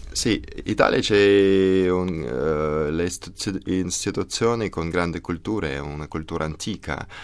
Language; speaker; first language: Italian; non-native, learner; Russian